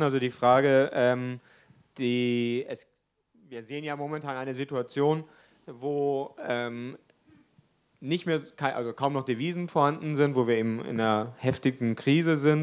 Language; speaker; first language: German; native; German